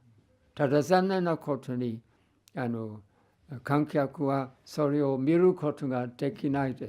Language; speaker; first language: Japanese; non-native, fluent; English